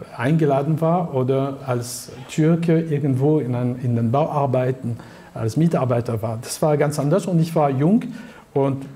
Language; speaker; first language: German; non-native, fluent; French